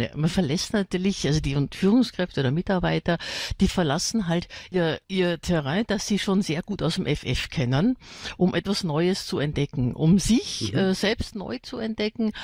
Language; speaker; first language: German; native; German